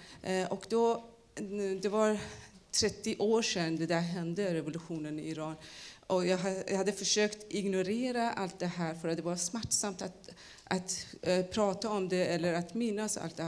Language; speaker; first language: Swedish; non-native, fluent; Persian